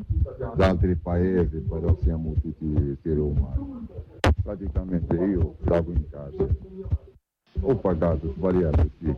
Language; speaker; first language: Italian; non-native, learner; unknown